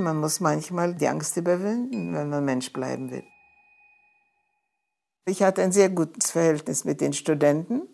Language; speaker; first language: German; non-native, fluent; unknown